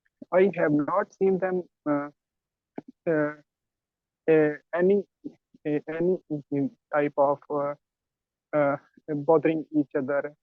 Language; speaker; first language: English; non-native, learner; Urdu